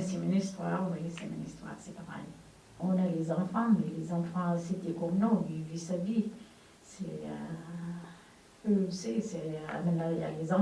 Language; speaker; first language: French; non-native, learner; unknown